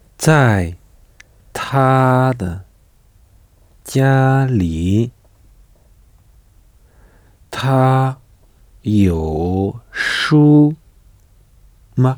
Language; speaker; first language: Chinese; non-native, learner; French